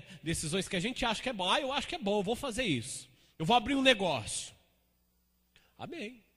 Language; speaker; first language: Portuguese; native; Portuguese